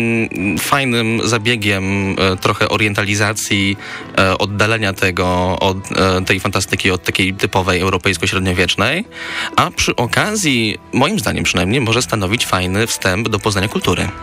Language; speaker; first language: Polish; native; Polish